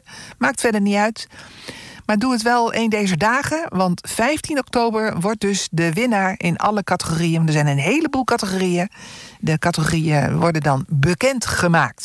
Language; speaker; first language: Dutch; native; Dutch